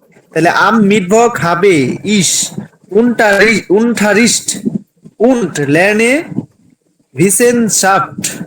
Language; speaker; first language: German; non-native, learner; Bangla